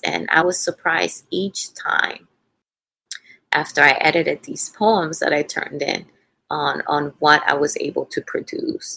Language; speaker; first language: English; non-native, fluent; Spanish